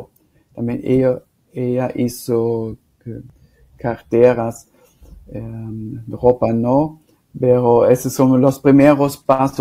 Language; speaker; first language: Spanish; non-native, fluent; German